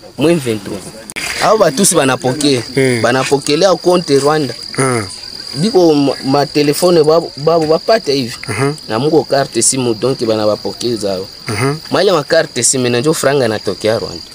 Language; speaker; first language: Swahili; native; Swahili